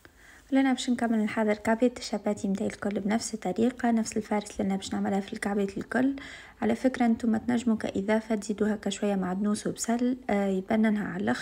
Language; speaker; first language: Arabic; native; Arabic